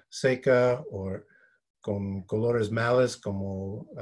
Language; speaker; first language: Spanish; non-native, fluent; English